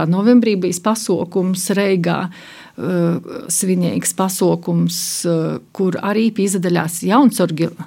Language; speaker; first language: Latvian; native; Latvian